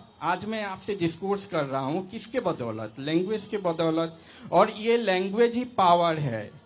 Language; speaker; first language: Hindi; non-native, local second language; Assamese